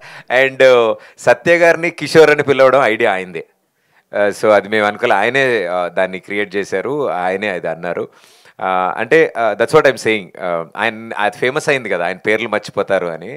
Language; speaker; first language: Telugu; native; Telugu